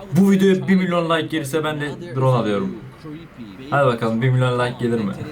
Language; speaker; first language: Turkish; native; Turkish